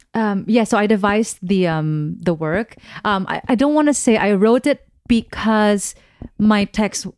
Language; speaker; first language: English; non-native, local second language; Filipino